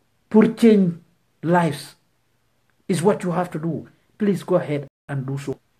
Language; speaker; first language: English; non-native, local second language; Wolof